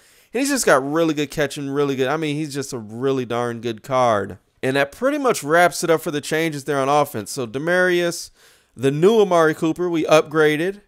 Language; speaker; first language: English; native; English